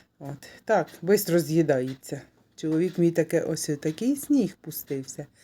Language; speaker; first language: Ukrainian; non-native, local second language; Russian